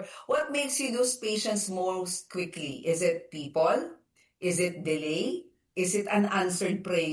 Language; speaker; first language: English; non-native, local second language; Filipino